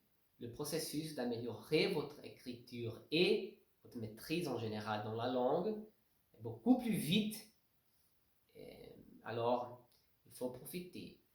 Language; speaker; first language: French; non-native, fluent; Portuguese